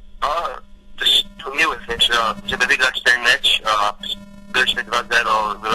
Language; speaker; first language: Polish; early bilingual, heritage; Polish